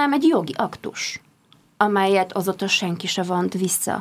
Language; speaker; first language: Hungarian; non-native, fluent; Polish